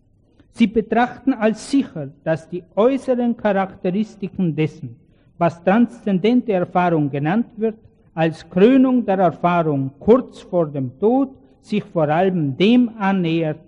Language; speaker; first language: German; native; German